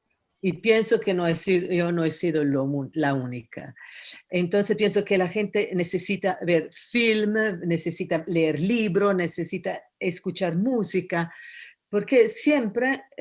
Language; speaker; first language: Spanish; non-native, fluent; Italian